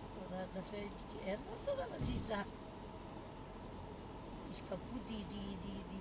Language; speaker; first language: German; non-native, fluent; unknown